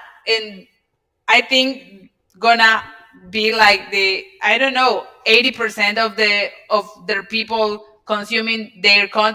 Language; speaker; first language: English; non-native, learner; Spanish